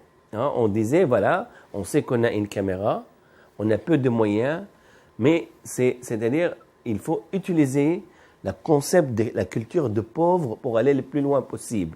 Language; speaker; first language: French; non-native, fluent; Arabic